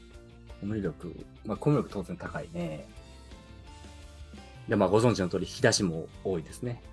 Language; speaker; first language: Japanese; native; Japanese